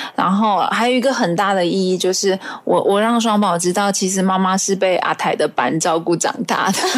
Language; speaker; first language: Chinese; non-native, local second language; Hakka Chinese